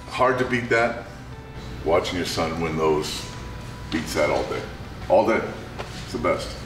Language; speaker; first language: English; native; English